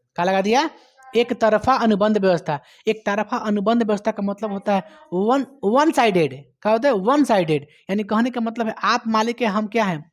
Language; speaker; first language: Hindi; native; Hindi